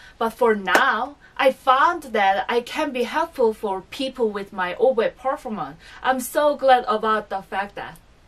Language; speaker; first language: English; non-native, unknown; Korean